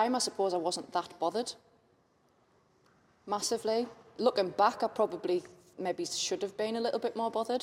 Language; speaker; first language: English; native; English